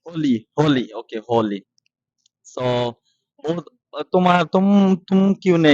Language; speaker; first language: Hindi; non-native, learner; Bangla